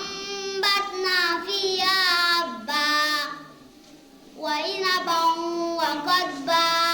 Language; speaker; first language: Arabic; non-native, learner; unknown